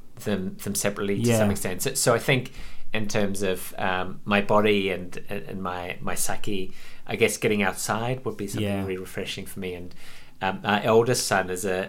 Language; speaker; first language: English; native; English